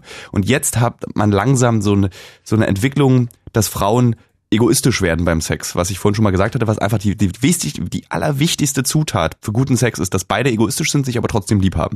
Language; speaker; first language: German; native; German